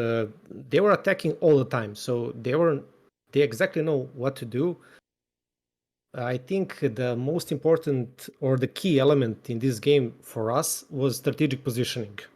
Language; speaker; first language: English; non-native, fluent; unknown